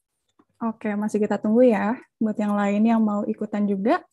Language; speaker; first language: Indonesian; native; Indonesian